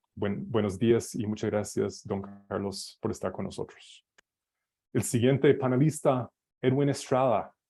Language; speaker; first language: Spanish; non-native, fluent; English